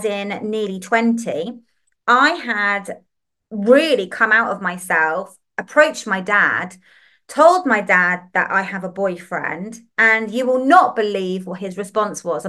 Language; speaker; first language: English; native; English